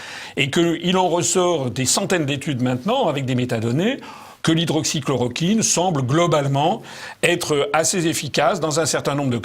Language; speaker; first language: French; native; French